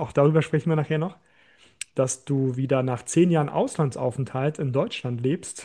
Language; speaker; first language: German; native; German